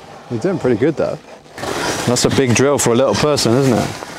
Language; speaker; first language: English; native; English